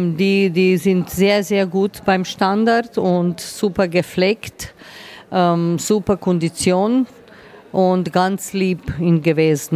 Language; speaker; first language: German; non-native, learner; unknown